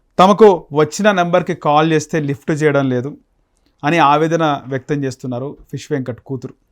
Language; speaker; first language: Telugu; native; Telugu